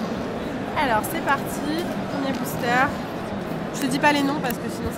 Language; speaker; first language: French; native; French